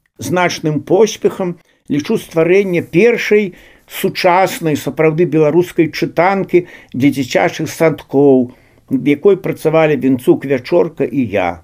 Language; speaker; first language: Belarusian; native; Belarusian